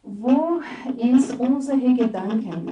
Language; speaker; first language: German; non-native, fluent; Portuguese